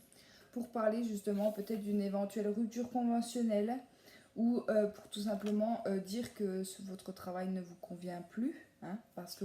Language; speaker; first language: French; native; French